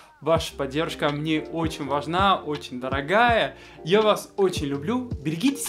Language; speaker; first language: Russian; non-native, fluent; Spanish